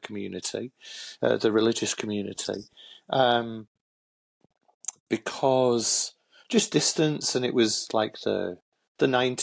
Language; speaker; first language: English; native; English